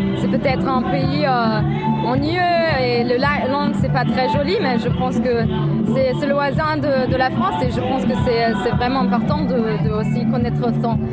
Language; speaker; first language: French; non-native, learner; German